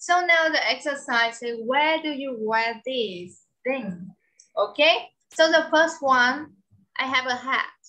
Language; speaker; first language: English; non-native, fluent; Vietnamese